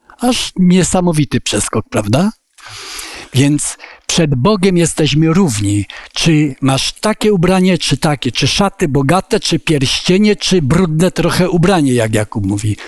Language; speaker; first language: Polish; native; Polish